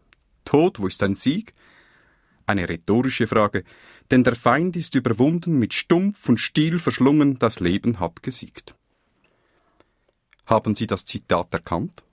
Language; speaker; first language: German; native; German